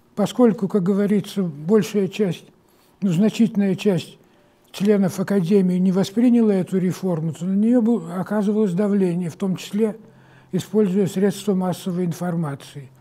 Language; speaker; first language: Russian; native; Russian